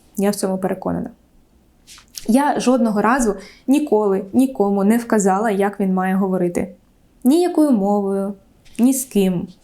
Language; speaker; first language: Ukrainian; non-native, local second language; Russian